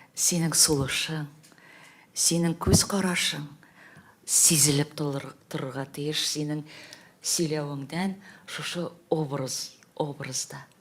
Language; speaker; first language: Tatar; native; Tatar